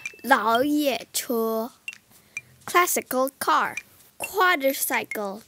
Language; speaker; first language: English; non-native, fluent; Indonesian